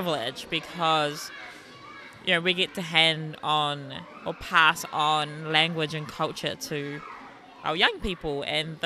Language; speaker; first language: English; native; English